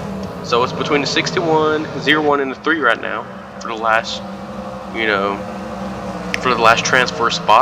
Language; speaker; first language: English; native; English